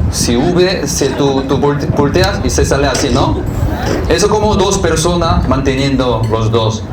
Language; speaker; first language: Spanish; non-native, fluent; Korean